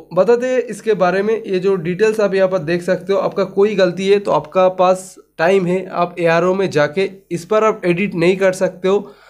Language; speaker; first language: Hindi; non-native, local second language; Bangla